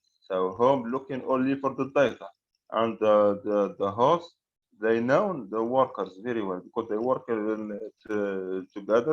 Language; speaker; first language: English; non-native, fluent; Arabic